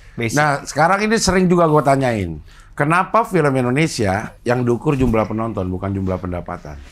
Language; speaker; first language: Indonesian; native; Indonesian